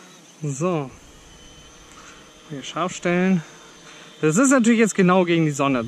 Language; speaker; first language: German; native; German